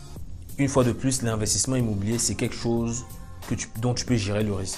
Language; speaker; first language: French; native; French